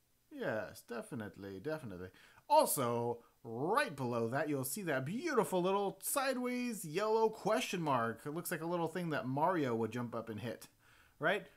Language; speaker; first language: English; native; English